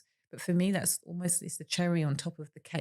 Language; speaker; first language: English; native; English